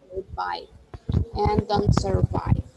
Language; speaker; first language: English; non-native, learner; Spanish